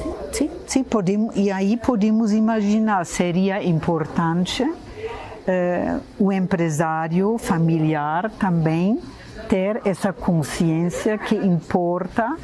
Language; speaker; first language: Portuguese; non-native, fluent; German